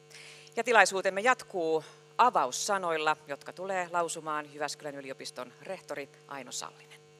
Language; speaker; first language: Finnish; native; Finnish